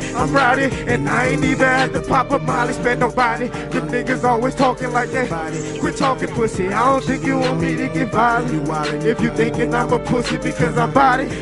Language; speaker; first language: English; native; English